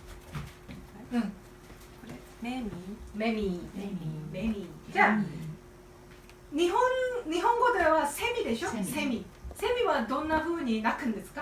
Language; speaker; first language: Japanese; non-native, fluent; Korean